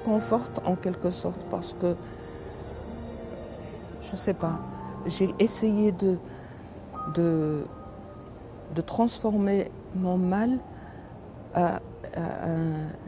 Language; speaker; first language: French; non-native, local second language; Arabic